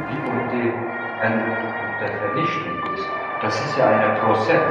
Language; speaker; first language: German; non-native, fluent; Turkish